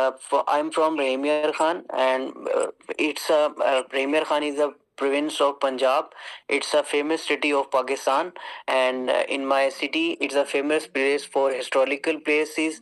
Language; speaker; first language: English; non-native, learner; Urdu